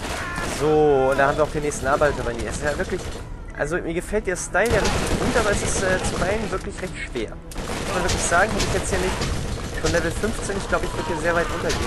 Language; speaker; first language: German; native; German